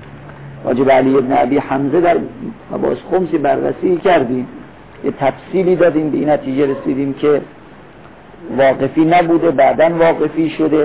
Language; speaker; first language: Persian; native; Persian